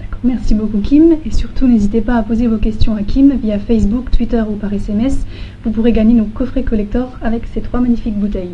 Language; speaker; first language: French; native; French